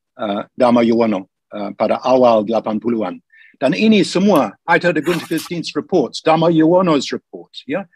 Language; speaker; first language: Indonesian; non-native, fluent; English